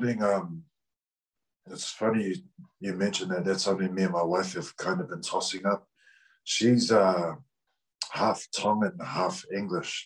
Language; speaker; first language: English; native; English